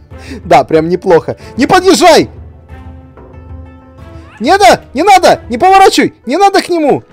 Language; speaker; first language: Russian; native; Russian